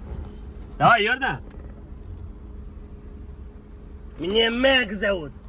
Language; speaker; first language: Russian; non-native, learner; Turkmen